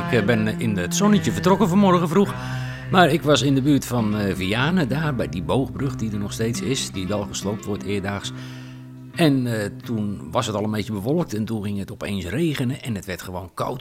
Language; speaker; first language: Dutch; native; Dutch